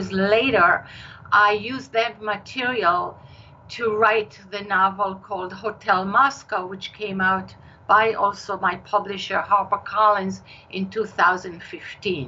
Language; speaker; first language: English; non-native, fluent; Hebrew